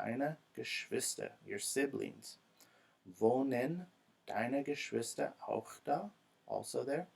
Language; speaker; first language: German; non-native, fluent; English